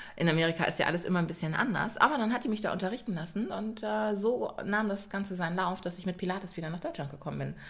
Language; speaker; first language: German; native; German